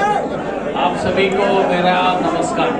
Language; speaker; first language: Hindi; non-native, local second language; Malayalam